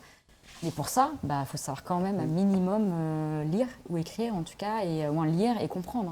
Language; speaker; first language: French; native; French